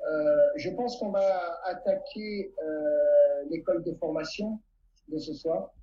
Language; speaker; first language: French; non-native, fluent; Italian